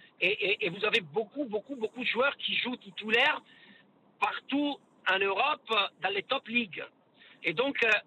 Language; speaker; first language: French; non-native, fluent; Italian